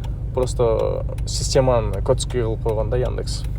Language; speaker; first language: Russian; non-native, local second language; Kyrgyz